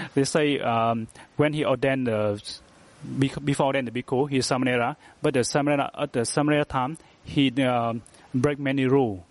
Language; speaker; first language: English; non-native, learner; Vietnamese